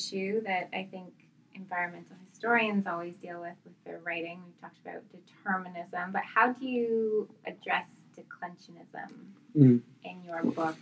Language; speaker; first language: English; native; English